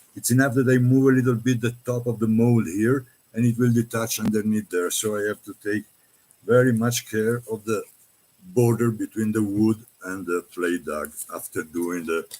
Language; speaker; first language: English; non-native, fluent; Italian